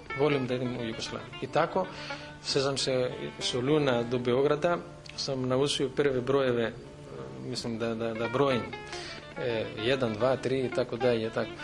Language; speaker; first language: Serbian; non-native, fluent; Greek